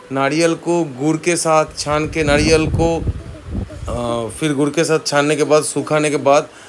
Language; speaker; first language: Hindi; non-native, local second language; Bangla